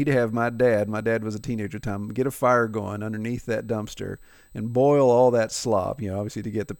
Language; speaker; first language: English; native; English